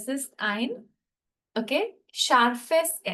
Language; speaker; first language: German; non-native, fluent; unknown